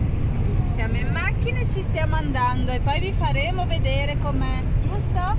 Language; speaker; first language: Italian; native; Italian